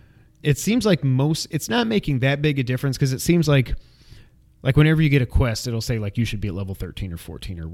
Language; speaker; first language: English; native; English